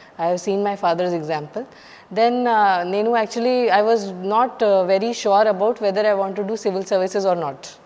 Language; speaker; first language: English; non-native, local second language; Hindi